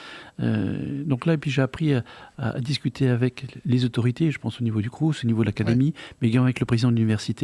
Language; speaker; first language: French; native; French